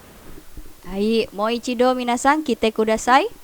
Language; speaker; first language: Japanese; non-native, fluent; Indonesian